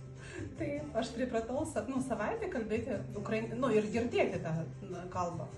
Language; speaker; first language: Lithuanian; non-native, learner; Russian